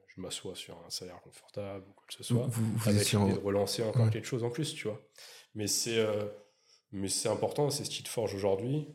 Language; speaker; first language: French; native; French